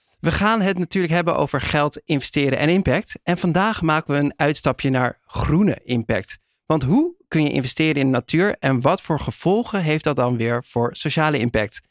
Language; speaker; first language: Dutch; native; Dutch